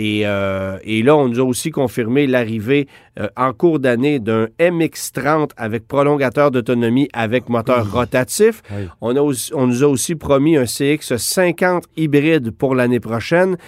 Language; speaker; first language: French; native; French